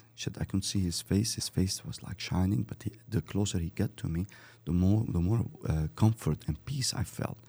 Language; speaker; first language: English; early bilingual, other home language; Arabic